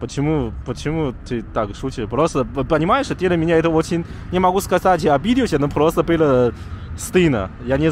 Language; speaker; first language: Russian; non-native, learner; Chinese